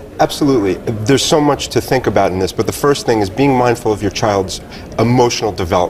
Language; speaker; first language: English; native; English